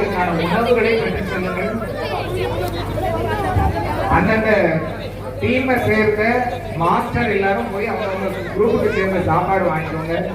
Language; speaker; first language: Tamil; native; Tamil